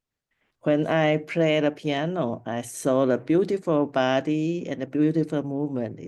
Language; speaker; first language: English; non-native, local second language; Chinese